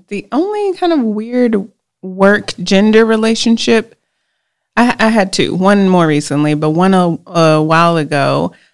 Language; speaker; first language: English; native; English